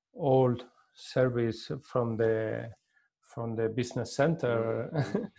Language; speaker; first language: English; non-native, learner; Spanish